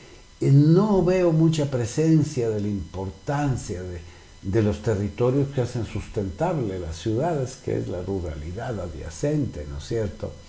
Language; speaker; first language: Spanish; native; Spanish